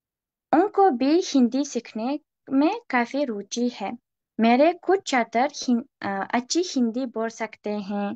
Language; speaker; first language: Hindi; non-native, fluent; Uzbek